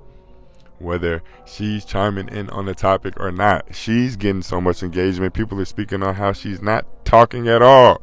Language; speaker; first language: English; native; English